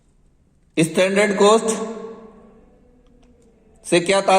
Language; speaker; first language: Hindi; native; Hindi